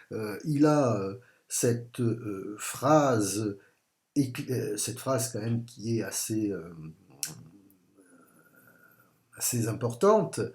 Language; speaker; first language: French; native; French